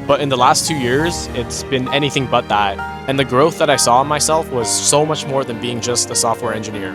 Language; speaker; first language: English; native; English